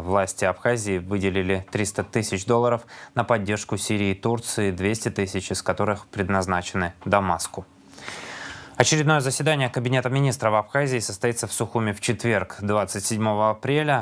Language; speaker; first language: Russian; native; Russian